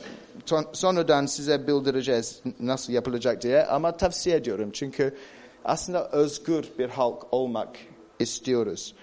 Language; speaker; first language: Turkish; non-native, fluent; English